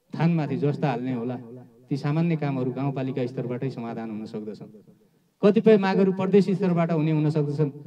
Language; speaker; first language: Nepali; native; Nepali